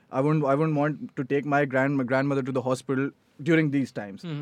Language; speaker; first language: English; non-native, local second language; Hindi